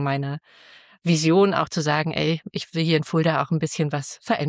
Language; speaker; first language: German; native; German